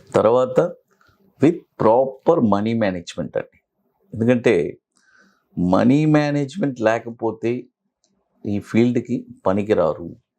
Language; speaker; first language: Telugu; native; Telugu